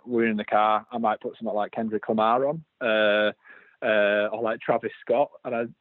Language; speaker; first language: English; native; English